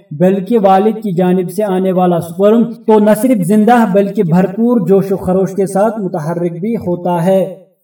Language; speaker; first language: Urdu; native; Urdu